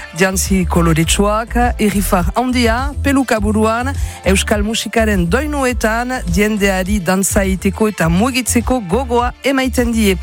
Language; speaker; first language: Basque; native; Basque